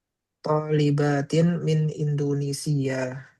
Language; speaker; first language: Arabic; non-native, learner; Indonesian